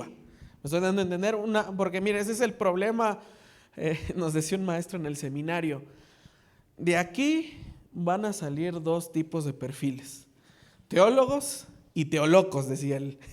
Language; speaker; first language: Spanish; native; Spanish